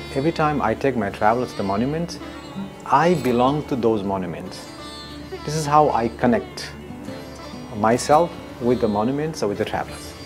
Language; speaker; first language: English; non-native, local second language; Newari